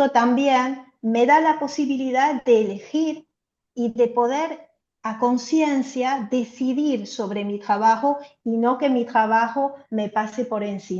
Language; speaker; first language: Spanish; non-native, fluent; French